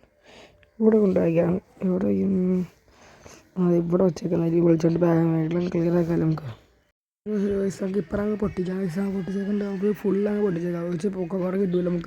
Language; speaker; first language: Malayalam; native; Malayalam